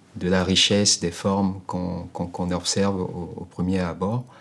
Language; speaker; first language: French; non-native, local second language; Ewe